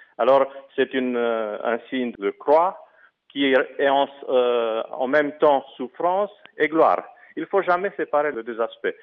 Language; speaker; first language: French; non-native, fluent; Romanian